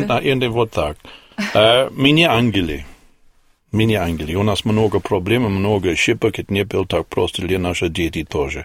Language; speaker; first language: Russian; non-native, learner; English